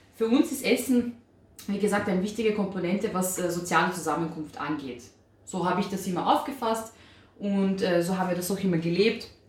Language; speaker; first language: German; early bilingual, other home language; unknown